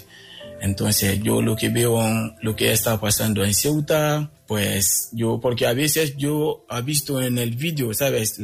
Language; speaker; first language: Spanish; non-native, fluent; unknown